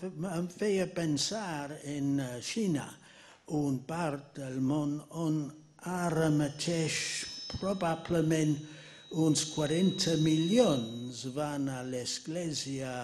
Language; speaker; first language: Catalan; non-native, fluent; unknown